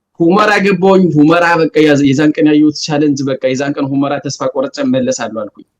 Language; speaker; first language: Amharic; native; Amharic